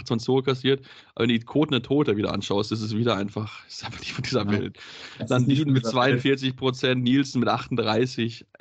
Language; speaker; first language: German; native; German